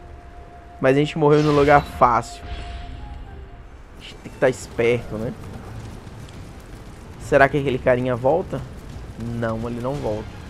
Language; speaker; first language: Portuguese; native; Portuguese